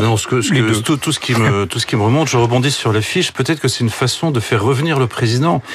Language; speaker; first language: French; native; French